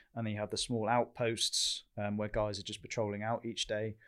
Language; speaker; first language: English; native; English